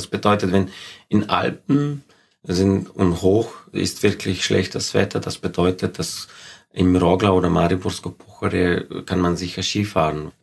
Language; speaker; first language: German; non-native, fluent; Slovenian